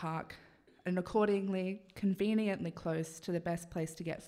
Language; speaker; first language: English; native; English